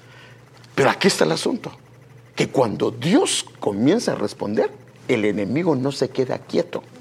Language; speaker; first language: Spanish; native; Spanish